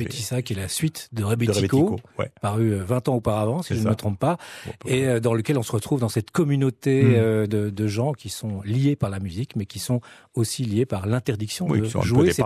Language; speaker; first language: French; native; French